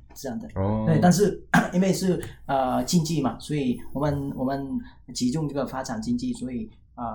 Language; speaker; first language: Chinese; non-native, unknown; Vietnamese